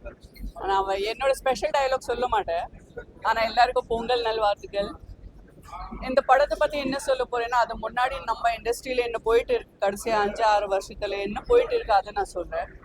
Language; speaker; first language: Tamil; non-native, fluent; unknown